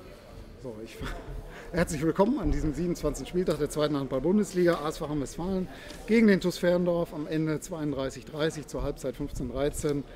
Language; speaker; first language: German; native; German